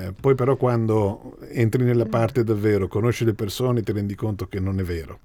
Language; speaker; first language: Italian; native; Italian